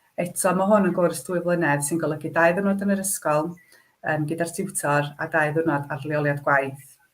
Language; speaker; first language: Welsh; native; Welsh